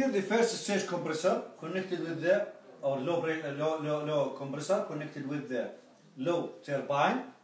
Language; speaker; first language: English; non-native, fluent; Arabic